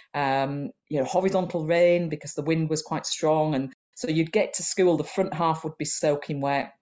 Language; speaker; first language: English; native; English